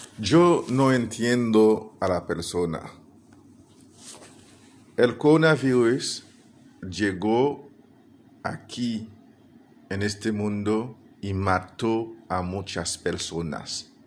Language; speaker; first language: Spanish; non-native, fluent; Haitian Creole